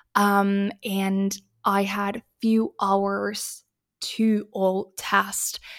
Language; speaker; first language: English; non-native, fluent; Finnish